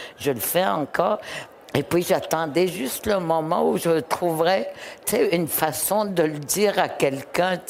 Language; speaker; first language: French; non-native, local second language; Innu-aimun